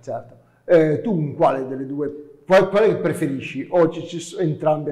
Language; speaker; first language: Italian; native; Italian